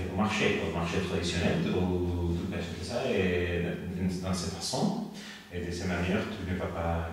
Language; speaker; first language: French; non-native, learner; Spanish